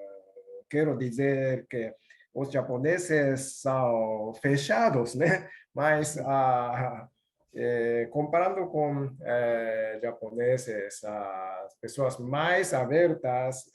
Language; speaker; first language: Portuguese; non-native, learner; Japanese